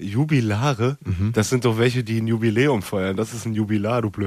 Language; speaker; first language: German; native; German